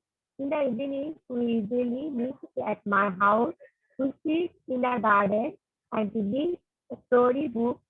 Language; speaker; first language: English; non-native, learner; Bangla